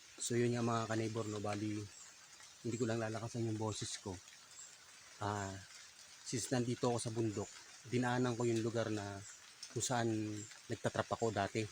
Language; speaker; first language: Filipino; native; Filipino